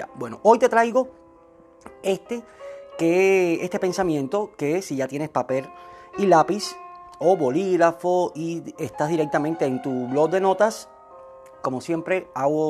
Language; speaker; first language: Spanish; native; Spanish